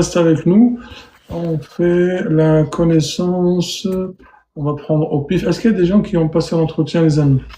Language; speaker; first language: French; native; French